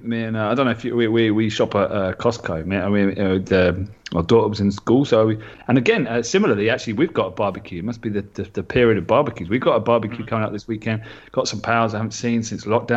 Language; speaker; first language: English; native; English